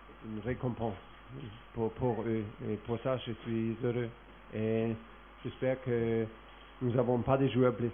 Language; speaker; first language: French; non-native, fluent; German